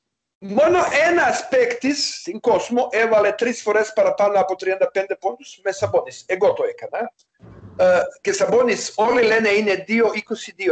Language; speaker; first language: Greek; non-native, learner; Serbian